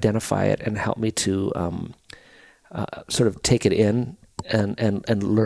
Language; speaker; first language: English; native; English